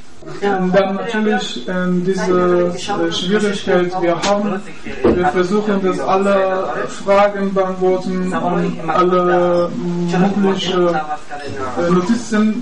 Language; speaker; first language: German; non-native, learner; Persian